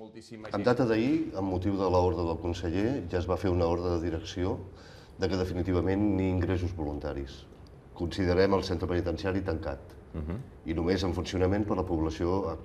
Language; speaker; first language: Catalan; native; Catalan